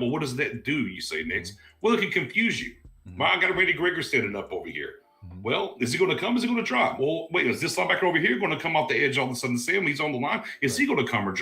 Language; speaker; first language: English; native; English